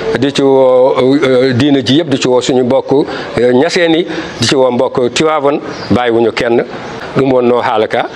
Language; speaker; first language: Wolof; non-native, local second language; Fula